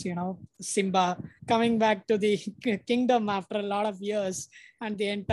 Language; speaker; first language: English; non-native, local second language; Tamil